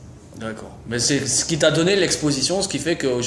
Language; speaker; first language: French; native; French